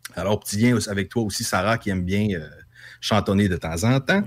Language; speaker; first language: French; native; French